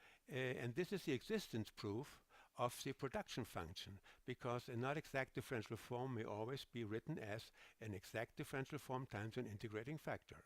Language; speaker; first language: English; non-native, fluent; German